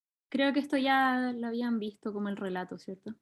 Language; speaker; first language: Spanish; native; Spanish